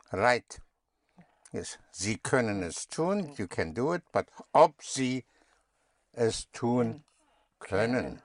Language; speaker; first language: German; non-native, fluent; English